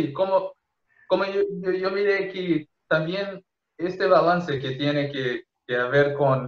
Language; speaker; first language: Spanish; non-native, fluent; Portuguese